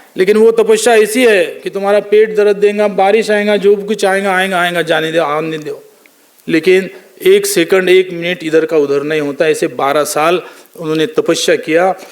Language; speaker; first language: Hindi; non-native, local second language; Marathi